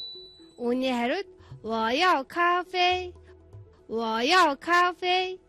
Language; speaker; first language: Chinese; non-native, fluent; Mongolian